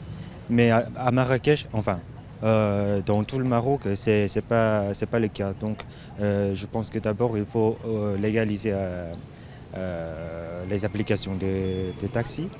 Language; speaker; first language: French; non-native, local second language; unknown